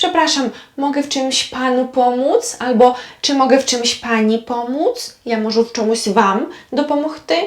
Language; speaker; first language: Polish; non-native, fluent; Ukrainian